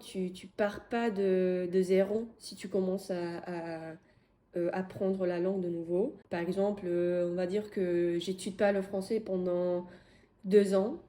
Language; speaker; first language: French; non-native, fluent; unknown